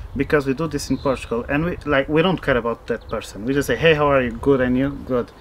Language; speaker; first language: English; non-native, fluent; Portuguese